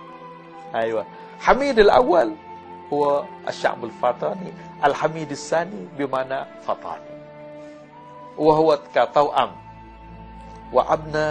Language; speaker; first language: Arabic; non-native, learner; Malay